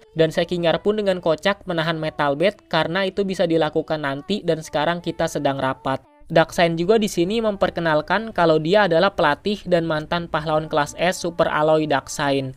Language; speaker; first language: Indonesian; native; Indonesian